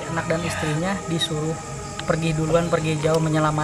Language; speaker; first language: Indonesian; native; Indonesian